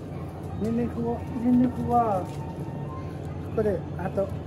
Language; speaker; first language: Japanese; non-native, learner; Nepali